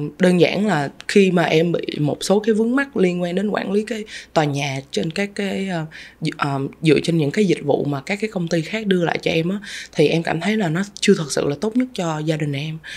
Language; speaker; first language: Vietnamese; native; Vietnamese